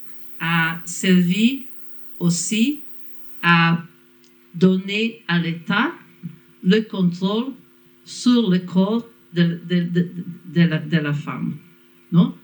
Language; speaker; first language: French; non-native, fluent; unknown